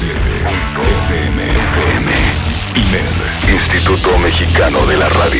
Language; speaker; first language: Spanish; native; Spanish